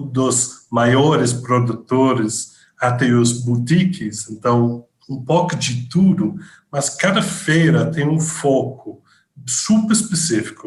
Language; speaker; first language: Portuguese; non-native, fluent; English